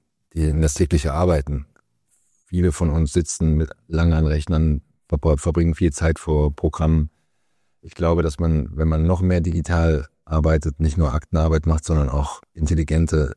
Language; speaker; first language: German; native; German